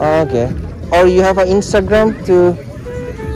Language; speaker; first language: English; non-native, learner; Indonesian